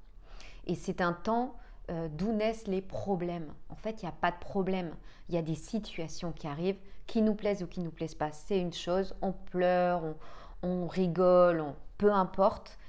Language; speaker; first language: French; native; French